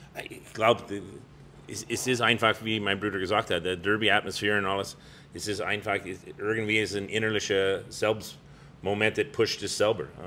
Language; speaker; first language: German; non-native, fluent; English